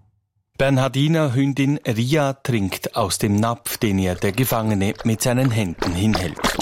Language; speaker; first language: German; native; German